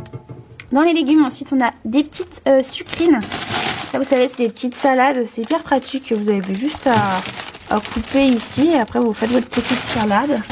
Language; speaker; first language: French; native; French